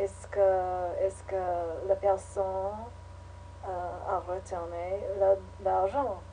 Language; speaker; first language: French; non-native, learner; English